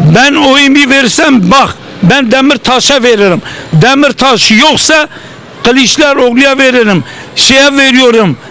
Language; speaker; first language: Turkish; non-native, local second language; Kurdish